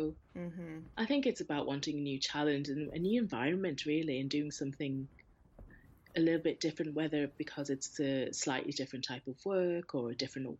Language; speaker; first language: English; native; English